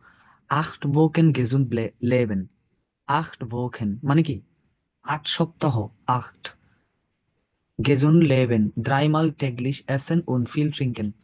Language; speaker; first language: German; non-native, fluent; Bangla